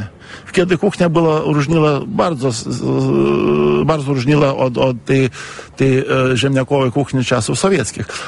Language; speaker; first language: Polish; non-native, fluent; Lithuanian